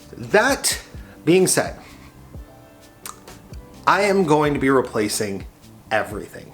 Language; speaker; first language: English; native; English